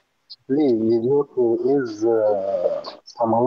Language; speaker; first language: Russian; non-native, learner; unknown